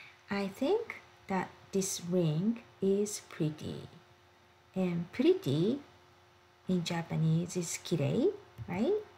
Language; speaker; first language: English; non-native, fluent; Japanese